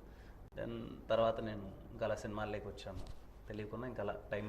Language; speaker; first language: Telugu; native; Telugu